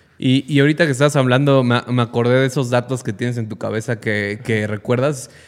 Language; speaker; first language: Spanish; native; Spanish